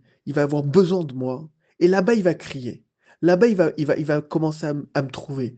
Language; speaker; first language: French; native; French